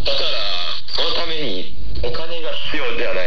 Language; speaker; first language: Japanese; non-native, learner; Chinese